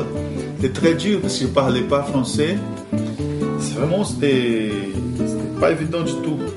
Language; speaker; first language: French; non-native, fluent; Portuguese